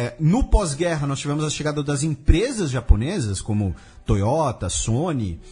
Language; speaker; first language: Portuguese; native; Portuguese